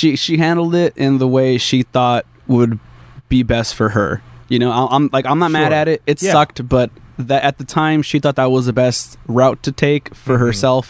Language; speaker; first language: English; early bilingual, other home language; Spanish